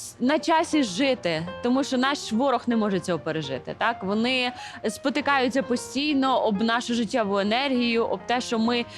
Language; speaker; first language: Ukrainian; native; Ukrainian